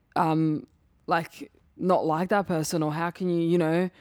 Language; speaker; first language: English; early bilingual, other home language; Serbian